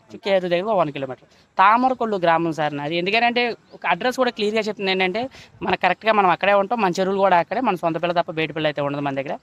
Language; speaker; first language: Telugu; native; Telugu